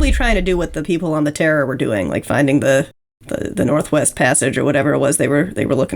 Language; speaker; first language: English; native; English